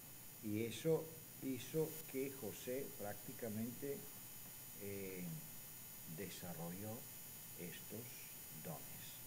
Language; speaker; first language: Spanish; non-native, fluent; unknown